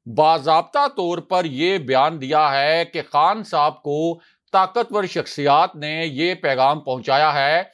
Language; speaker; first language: Urdu; native; Urdu